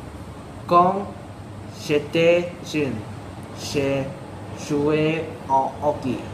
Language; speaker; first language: French; non-native, learner; Cantonese